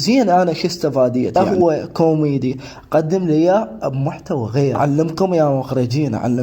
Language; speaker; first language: Arabic; native; Arabic